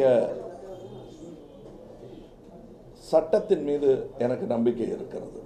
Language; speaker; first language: Tamil; native; Tamil